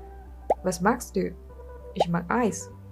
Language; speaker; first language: German; non-native, learner; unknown